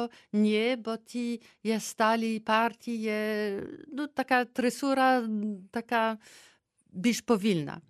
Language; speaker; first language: Ukrainian; early bilingual, heritage; Ukrainian